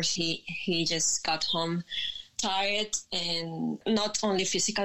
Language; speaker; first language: English; non-native, learner; Spanish